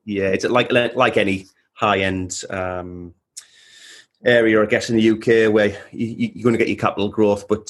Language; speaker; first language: English; native; English